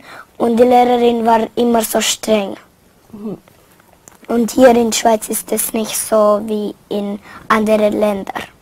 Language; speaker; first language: German; early bilingual, other home language; Spanish